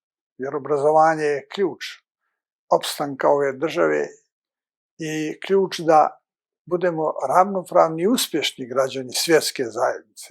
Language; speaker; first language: Bosnian; native; Bosnian